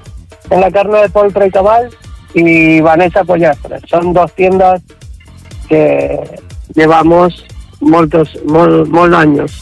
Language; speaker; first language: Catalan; non-native, local second language; Spanish